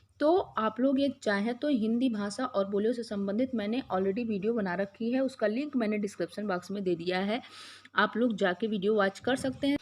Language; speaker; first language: Hindi; native; Hindi